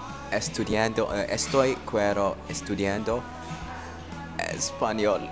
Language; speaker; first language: Spanish; non-native, learner; English